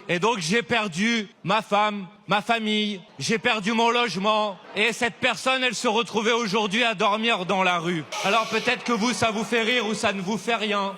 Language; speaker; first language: French; native; French